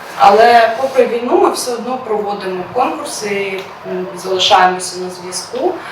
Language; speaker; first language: Ukrainian; native; Ukrainian